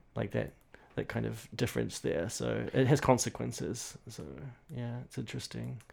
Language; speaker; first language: English; native; English